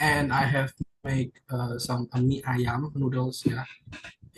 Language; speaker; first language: English; non-native, learner; Indonesian